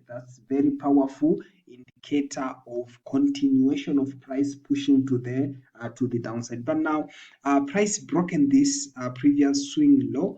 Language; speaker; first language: English; non-native, local second language; Swahili